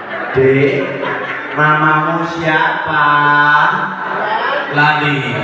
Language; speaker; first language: Indonesian; native; Indonesian